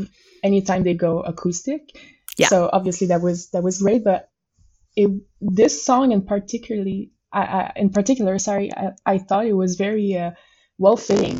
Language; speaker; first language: English; non-native, fluent; French